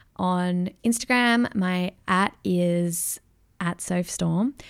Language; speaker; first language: English; native; English